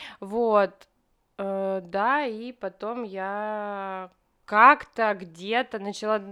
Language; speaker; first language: Russian; native; Russian